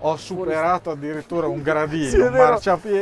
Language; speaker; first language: Italian; native; Italian